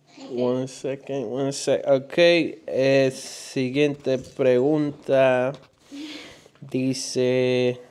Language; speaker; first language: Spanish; early bilingual, heritage; Spanish